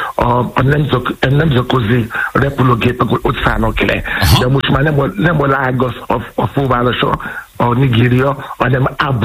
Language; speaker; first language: Hungarian; non-native, fluent; Yoruba